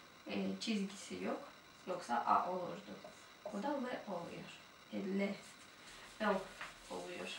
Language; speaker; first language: Turkish; non-native, fluent; Russian